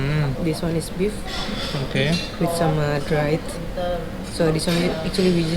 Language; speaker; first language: English; non-native, learner; Indonesian